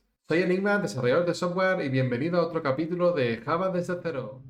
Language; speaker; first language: Spanish; native; Spanish